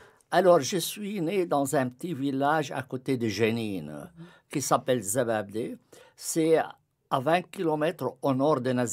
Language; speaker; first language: French; non-native, fluent; Arabic